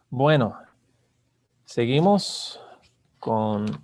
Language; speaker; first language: Spanish; non-native, learner; English